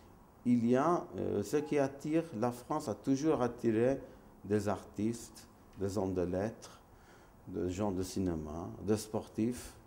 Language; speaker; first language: French; non-native, fluent; Maltese